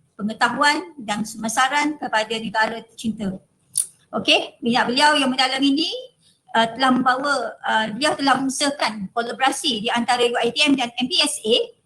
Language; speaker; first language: Malay; native; Malay